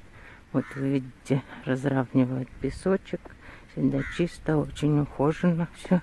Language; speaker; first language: Russian; native; Russian